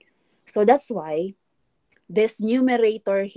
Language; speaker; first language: English; non-native, local second language; Filipino